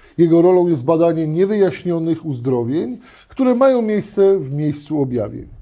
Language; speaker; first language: Polish; native; Polish